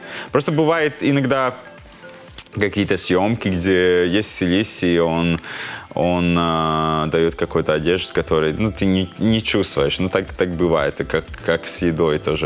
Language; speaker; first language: Russian; non-native, local second language; Latvian